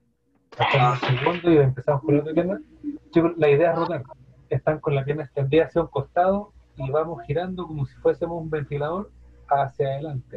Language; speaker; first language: Spanish; native; Spanish